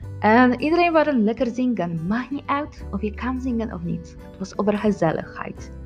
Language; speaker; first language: Dutch; non-native, learner; Polish